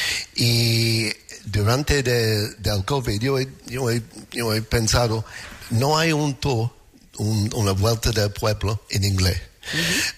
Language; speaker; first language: Spanish; non-native, learner; English